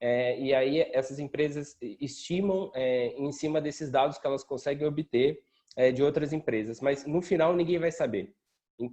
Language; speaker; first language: Portuguese; native; Portuguese